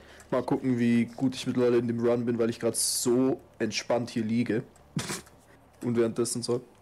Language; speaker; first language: German; native; German